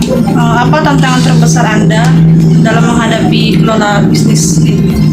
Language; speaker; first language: Indonesian; native; Indonesian